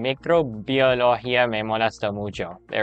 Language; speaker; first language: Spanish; non-native, learner; English